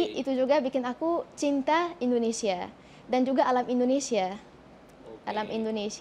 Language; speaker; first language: Indonesian; non-native, fluent; Arabic